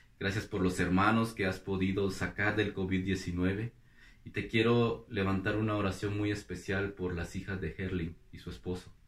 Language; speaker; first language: Spanish; native; Spanish